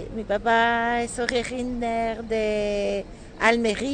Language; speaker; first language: Spanish; non-native, fluent; French